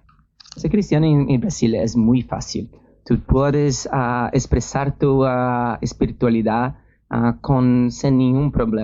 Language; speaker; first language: Spanish; non-native, learner; Portuguese